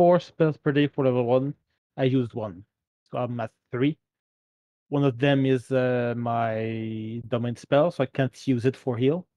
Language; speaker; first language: English; non-native, fluent; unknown